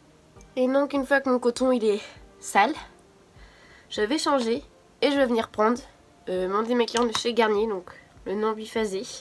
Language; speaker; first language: French; native; French